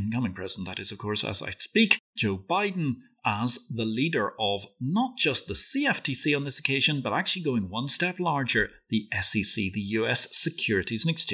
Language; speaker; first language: English; native; English